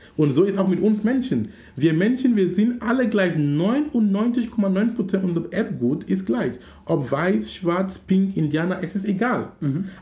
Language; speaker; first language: German; non-native, fluent; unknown